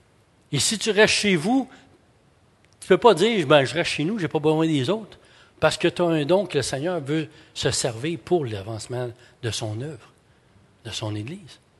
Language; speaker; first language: French; native; French